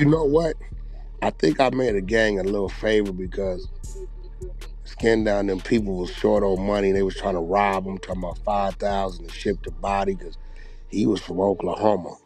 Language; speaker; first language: English; native; English